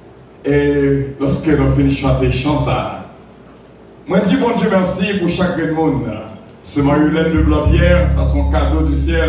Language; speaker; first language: French; non-native, local second language; Haitian Creole